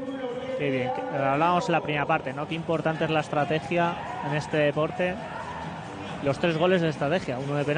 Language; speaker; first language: Spanish; native; Spanish